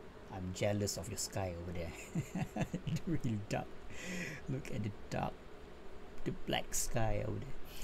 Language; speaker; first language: English; non-native, local second language; Malay